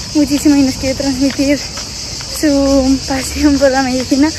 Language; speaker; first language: Spanish; native; Spanish